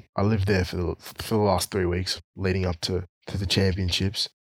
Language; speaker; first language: English; non-native, local second language; Swahili